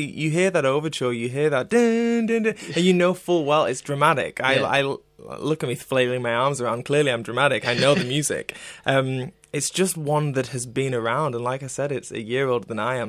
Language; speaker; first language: English; native; English